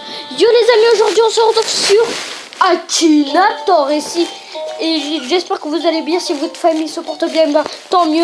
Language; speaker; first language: French; early bilingual, other home language; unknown